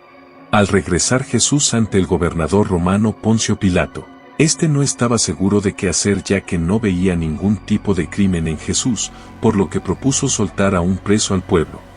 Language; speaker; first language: Spanish; native; Spanish